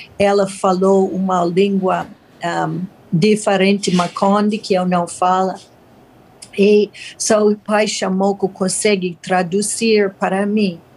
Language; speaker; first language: Portuguese; non-native, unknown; English